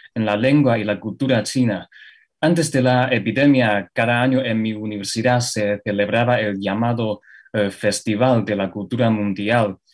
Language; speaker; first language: Spanish; non-native, fluent; Chinese